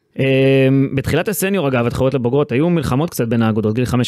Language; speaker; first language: Hebrew; native; Hebrew